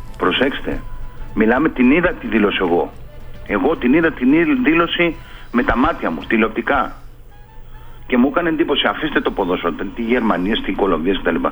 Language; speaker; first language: Greek; non-native, fluent; Spanish